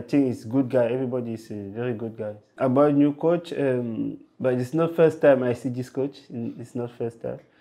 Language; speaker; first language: English; non-native, local second language; French